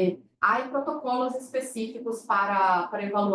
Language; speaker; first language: Spanish; non-native, fluent; Portuguese